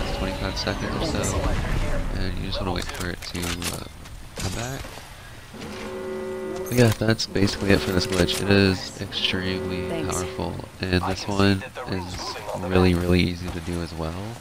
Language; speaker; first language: English; native; English